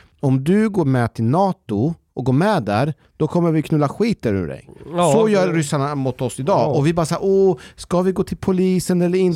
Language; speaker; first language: Swedish; native; Swedish